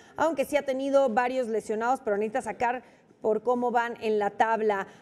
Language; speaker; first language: Spanish; native; Spanish